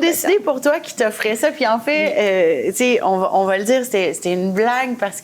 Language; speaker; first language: French; native; French